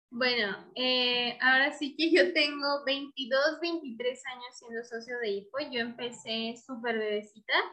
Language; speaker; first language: Spanish; native; Spanish